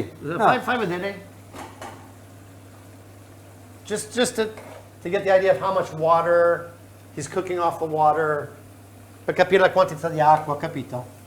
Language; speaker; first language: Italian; non-native, fluent; English